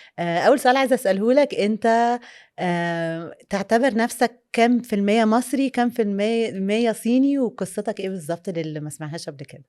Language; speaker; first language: Egyptian Arabic; native; Egyptian Arabic